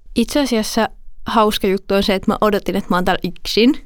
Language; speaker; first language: Finnish; native; Finnish